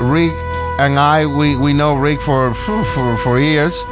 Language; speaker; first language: English; non-native, learner; Spanish